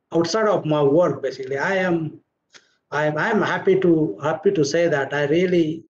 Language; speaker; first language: English; non-native, local second language; Marathi